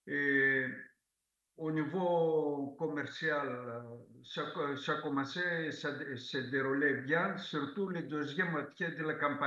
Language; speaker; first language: French; non-native, fluent; Greek